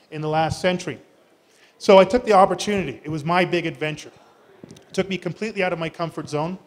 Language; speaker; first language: English; native; English